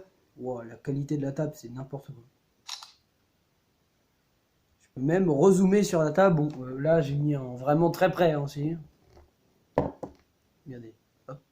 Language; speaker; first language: French; native; French